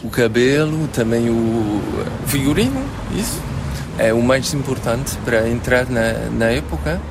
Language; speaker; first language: Portuguese; early bilingual, heritage; French